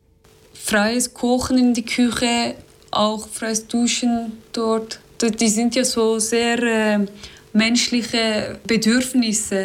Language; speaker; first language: German; non-native, learner; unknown